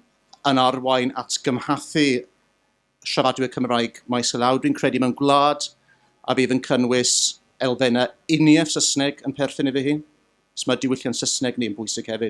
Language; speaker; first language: Welsh; native; Welsh